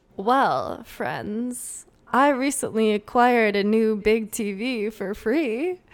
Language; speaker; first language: English; native; English